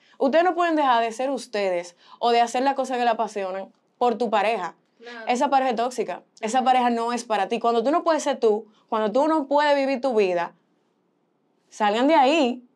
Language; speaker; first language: Spanish; early bilingual, heritage; Spanish